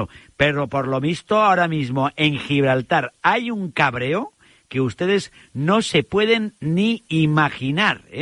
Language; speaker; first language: Spanish; native; Spanish